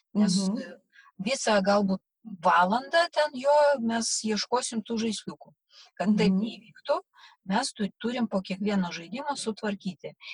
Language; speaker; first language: Lithuanian; non-native, local second language; Russian